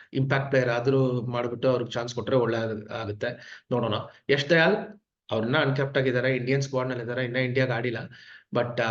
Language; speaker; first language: Kannada; non-native, local second language; Tamil